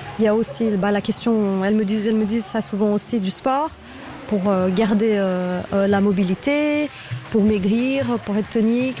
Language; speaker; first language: French; non-native, fluent; Portuguese